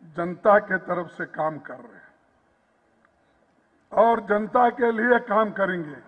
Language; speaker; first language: Hindi; non-native, local second language; Kannada